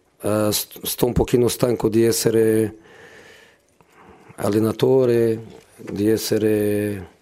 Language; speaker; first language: Italian; non-native, learner; Portuguese